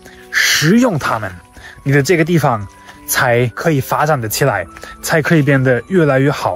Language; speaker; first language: Chinese; non-native, fluent; German